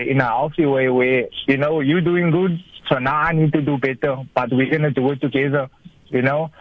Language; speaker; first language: English; native; English